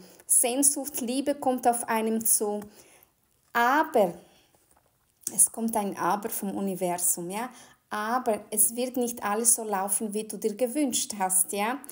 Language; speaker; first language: German; non-native, fluent; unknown